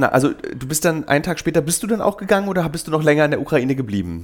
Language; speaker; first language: German; native; German